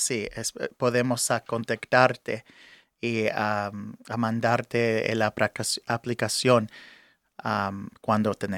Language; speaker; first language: Spanish; early bilingual, heritage; English